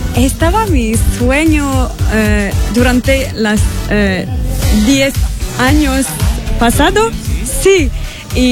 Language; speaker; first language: Spanish; non-native, learner; French